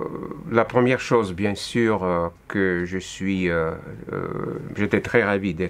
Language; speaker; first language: French; non-native, fluent; Russian